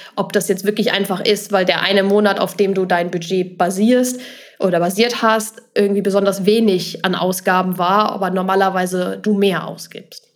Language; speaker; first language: German; native; German